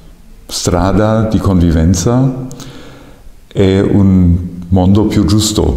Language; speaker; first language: Italian; non-native, fluent; German